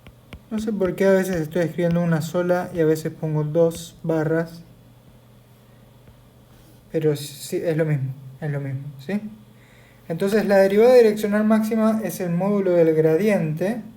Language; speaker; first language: Spanish; native; Spanish